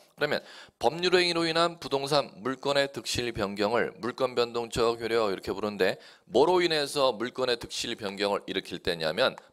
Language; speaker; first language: Korean; native; Korean